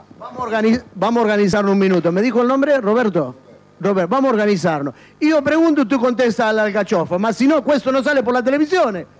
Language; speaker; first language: Spanish; native; Spanish